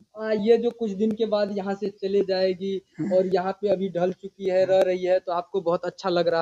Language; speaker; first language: Hindi; native; Hindi